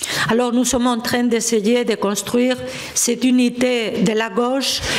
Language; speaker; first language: French; non-native, fluent; Spanish